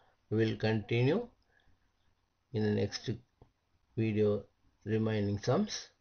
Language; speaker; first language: English; non-native, local second language; Tamil